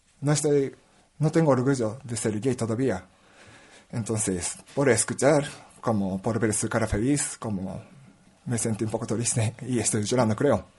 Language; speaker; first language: Spanish; non-native, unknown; Japanese